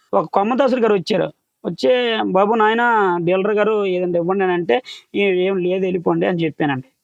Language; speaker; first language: Telugu; native; Telugu